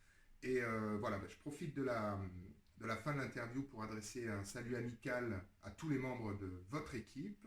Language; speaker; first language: French; native; French